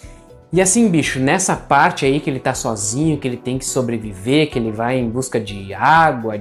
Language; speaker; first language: Portuguese; native; Portuguese